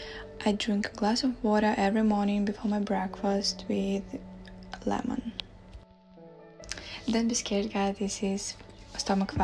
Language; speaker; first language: English; non-native, fluent; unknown